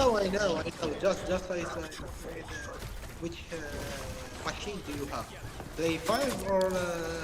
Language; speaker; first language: English; non-native, learner; Hindi